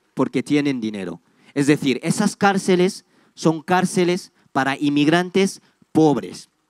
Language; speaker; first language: Spanish; non-native, fluent; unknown